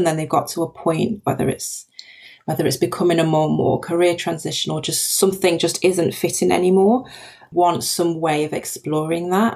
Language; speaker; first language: English; native; English